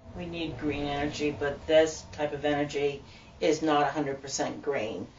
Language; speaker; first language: English; native; English